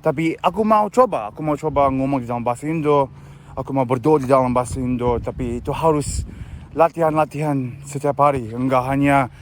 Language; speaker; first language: Indonesian; non-native, learner; English